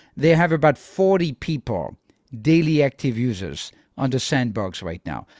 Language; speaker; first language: English; non-native, fluent; French